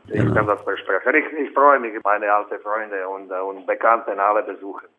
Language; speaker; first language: German; non-native, fluent; Slovak